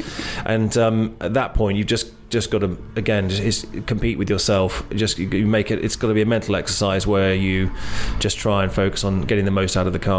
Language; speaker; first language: English; native; English